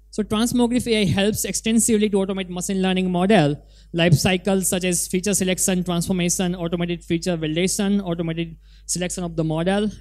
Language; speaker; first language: English; non-native, local second language; Gujarati